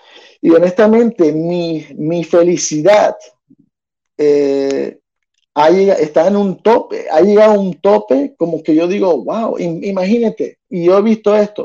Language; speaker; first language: Spanish; early bilingual, heritage; Spanish